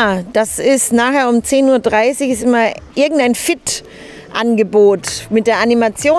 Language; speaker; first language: German; native; German